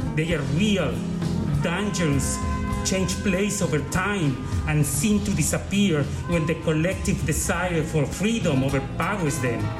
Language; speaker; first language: English; non-native, fluent; Spanish